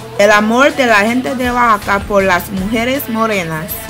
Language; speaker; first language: Spanish; non-native, learner; English